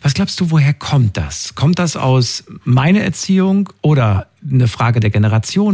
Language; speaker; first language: German; native; German